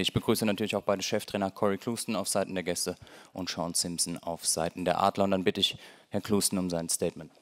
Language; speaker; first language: German; native; German